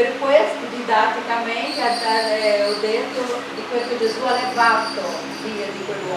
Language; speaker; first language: Italian; non-native, fluent; Portuguese